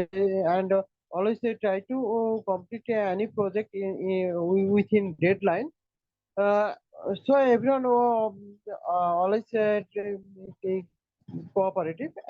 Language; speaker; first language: English; non-native, learner; Bangla